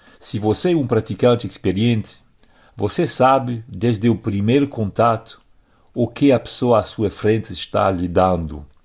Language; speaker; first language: Portuguese; non-native, fluent; French